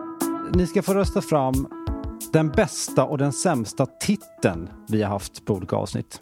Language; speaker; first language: Swedish; native; Swedish